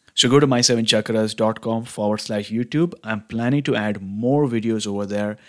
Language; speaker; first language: English; non-native, local second language; Hindi